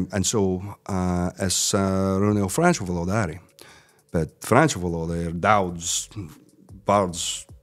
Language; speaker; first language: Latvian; non-native, learner; English